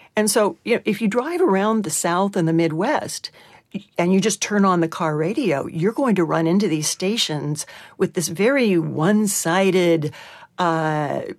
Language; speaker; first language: English; native; English